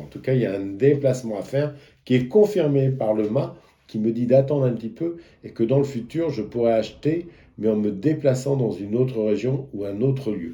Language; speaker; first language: French; native; French